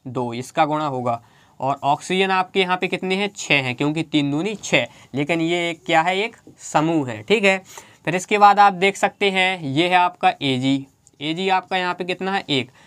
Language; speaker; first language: Hindi; native; Hindi